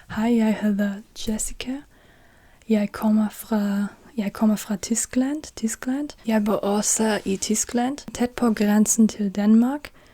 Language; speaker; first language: Danish; non-native, learner; German